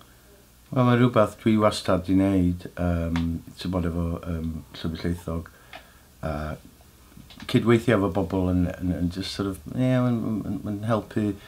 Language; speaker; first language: Welsh; native; Welsh